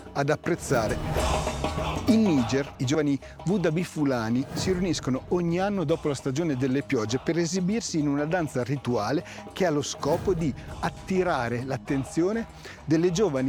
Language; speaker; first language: Italian; native; Italian